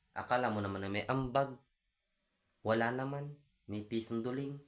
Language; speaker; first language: Filipino; native; Filipino